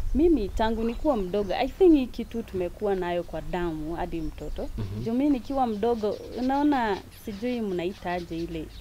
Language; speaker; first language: Swahili; non-native, local second language; Kalenjin